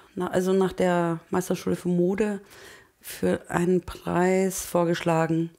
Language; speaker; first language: German; early bilingual, other home language; Turkish